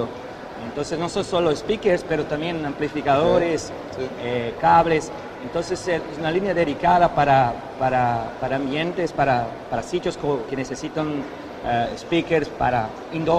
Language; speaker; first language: Spanish; non-native, fluent; Portuguese